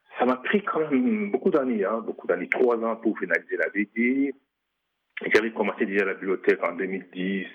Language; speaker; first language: French; non-native, local second language; Lingala